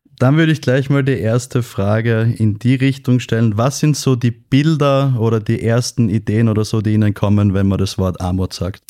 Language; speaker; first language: German; native; German